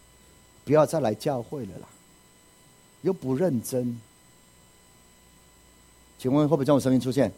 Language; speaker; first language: Chinese; native; Chinese